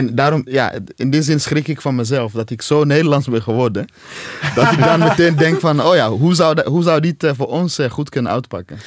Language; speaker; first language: Dutch; non-native, fluent; Swahili